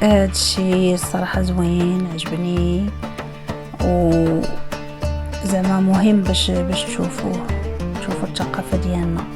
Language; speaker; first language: Arabic; native; Arabic